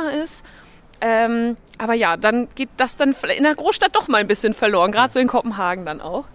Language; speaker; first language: German; native; German